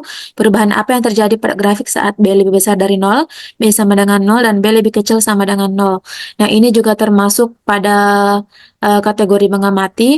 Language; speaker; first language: Indonesian; native; Indonesian